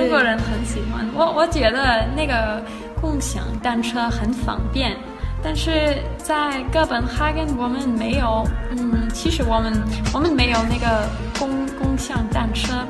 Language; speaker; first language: Chinese; non-native, learner; Danish